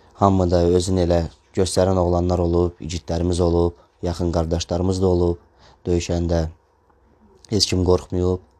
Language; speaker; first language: Azerbaijani; non-native, local second language; Russian